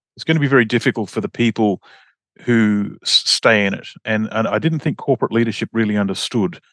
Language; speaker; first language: English; native; English